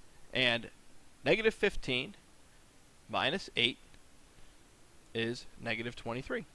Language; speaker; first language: English; native; English